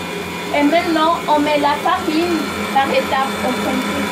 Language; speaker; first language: French; non-native, fluent; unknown